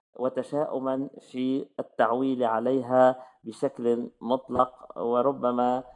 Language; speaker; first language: Arabic; native; Arabic